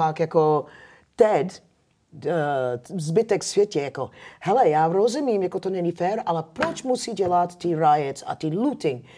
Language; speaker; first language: Czech; non-native, fluent; English